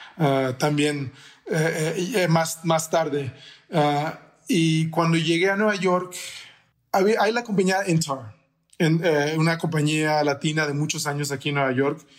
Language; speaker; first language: Spanish; early bilingual, heritage; Spanish